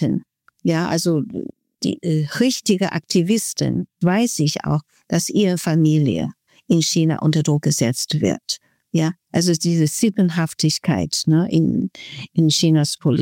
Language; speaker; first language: German; non-native, fluent; Chinese